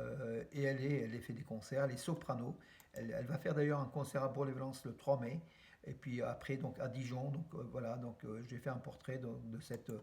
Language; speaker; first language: French; native; French